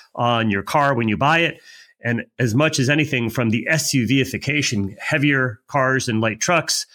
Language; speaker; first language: English; native; English